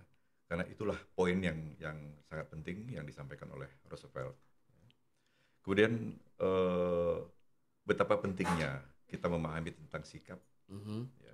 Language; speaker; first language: Indonesian; non-native, local second language; Javanese